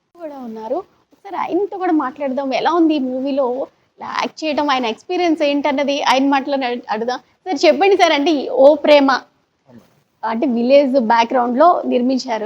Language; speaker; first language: Telugu; native; Telugu